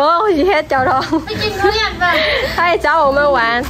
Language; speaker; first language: Chinese; non-native, fluent; Lao